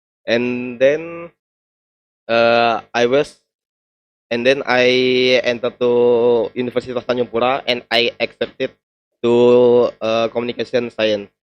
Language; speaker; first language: English; non-native, learner; Indonesian